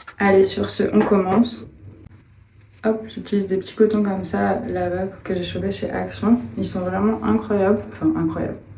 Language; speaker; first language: French; native; French